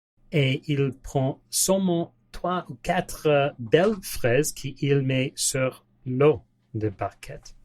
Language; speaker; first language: French; non-native, learner; English